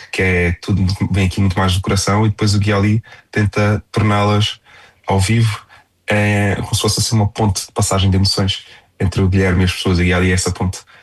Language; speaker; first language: Portuguese; native; Portuguese